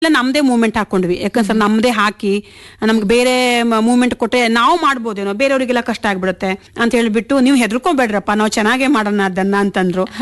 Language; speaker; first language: Kannada; non-native, local second language; Konkani